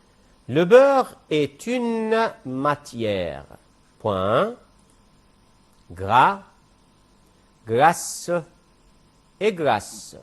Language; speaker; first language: French; non-native, fluent; Arabic